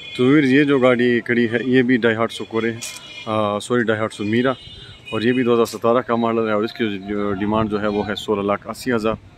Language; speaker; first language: Urdu; non-native, local second language; Pashto